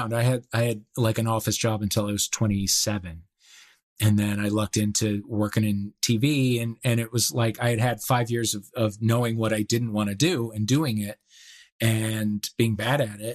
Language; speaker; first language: English; native; English